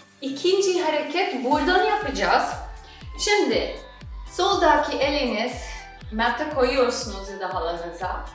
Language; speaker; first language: Turkish; non-native, fluent; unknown